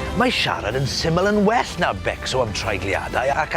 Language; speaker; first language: Welsh; native; Welsh